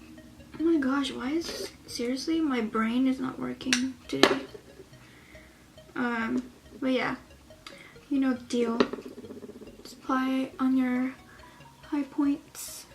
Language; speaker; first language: English; native; English